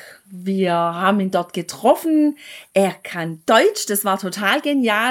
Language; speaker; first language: German; native; German